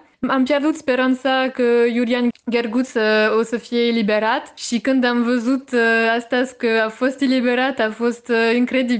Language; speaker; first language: Romanian; non-native, fluent; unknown